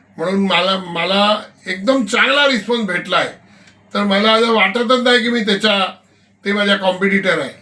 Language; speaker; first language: Marathi; non-native, local second language; Gujarati